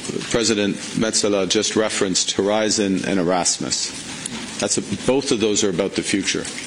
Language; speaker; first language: English; native; English